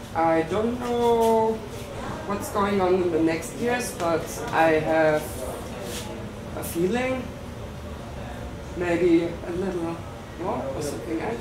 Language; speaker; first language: English; non-native, learner; German